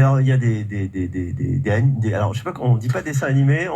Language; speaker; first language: French; native; French